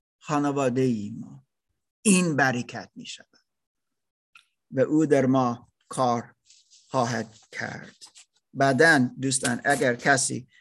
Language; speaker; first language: Persian; non-native, learner; German